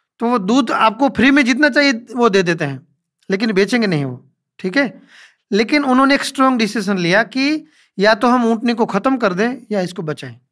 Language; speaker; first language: Hindi; non-native, local second language; Gujarati